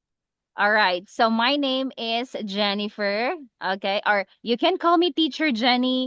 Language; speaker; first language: English; non-native, local second language; Cebuano